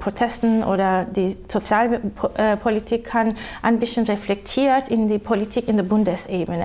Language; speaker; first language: German; non-native, fluent; Turkish